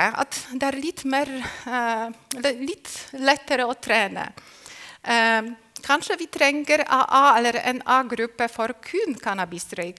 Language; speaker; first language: Norwegian; non-native, fluent; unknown